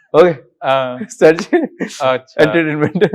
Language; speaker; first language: Telugu; non-native, learner; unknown